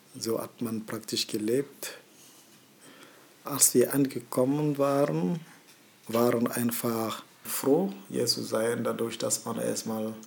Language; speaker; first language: German; early bilingual, other home language; Mossi